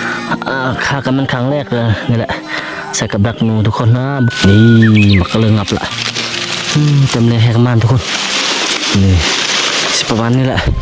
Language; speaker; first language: Thai; non-native, local second language; Lao